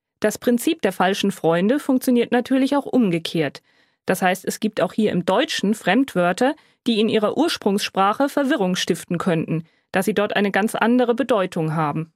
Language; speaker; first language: German; native; German